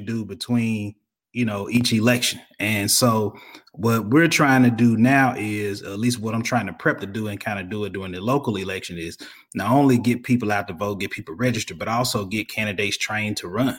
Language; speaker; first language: English; native; English